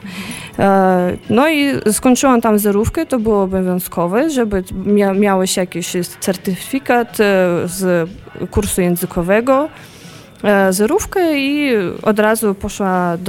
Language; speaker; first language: Polish; non-native, fluent; Russian